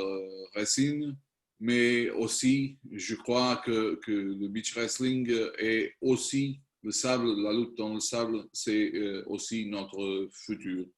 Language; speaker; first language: French; non-native, learner; Spanish